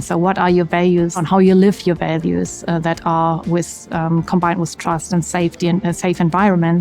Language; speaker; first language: English; non-native, fluent; German